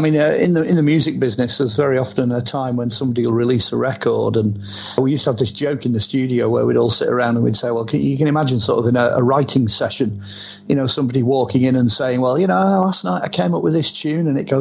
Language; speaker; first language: English; native; English